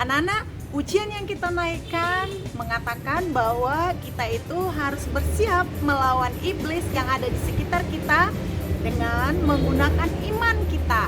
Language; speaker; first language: Indonesian; native; Indonesian